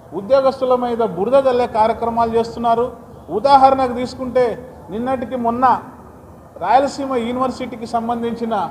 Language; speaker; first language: Telugu; non-native, local second language; Lambadi